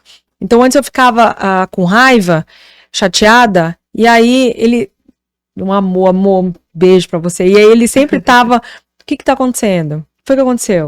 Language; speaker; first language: Portuguese; native; Portuguese